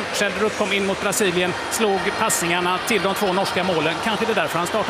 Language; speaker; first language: Swedish; native; Swedish